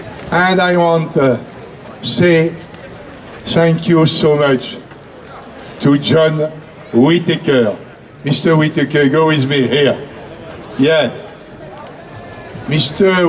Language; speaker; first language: English; non-native, learner; French